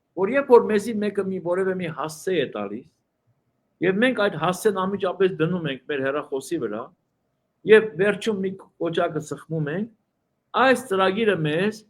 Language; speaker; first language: Armenian; early bilingual, heritage; Armenian